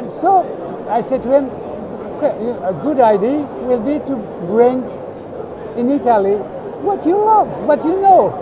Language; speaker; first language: English; non-native, fluent; French